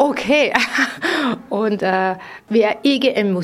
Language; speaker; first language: Danish; non-native, learner; German